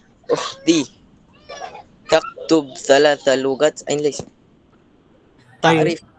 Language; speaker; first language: Arabic; non-native, learner; Filipino